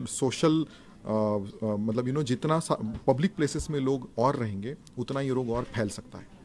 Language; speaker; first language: Hindi; non-native, local second language; Marathi